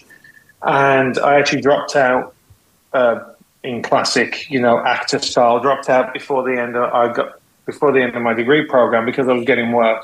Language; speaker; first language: English; native; English